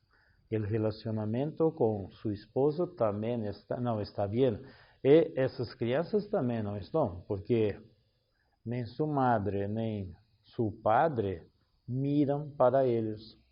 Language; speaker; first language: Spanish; non-native, learner; Portuguese